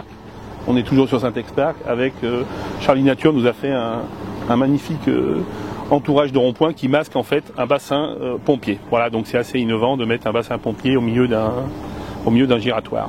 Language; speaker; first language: French; native; French